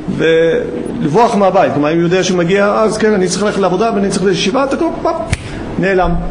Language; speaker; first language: Hebrew; non-native, fluent; English